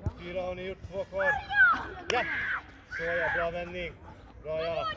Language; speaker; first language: Swedish; non-native, fluent; Serbian